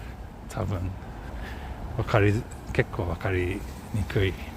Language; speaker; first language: Japanese; non-native, fluent; Swedish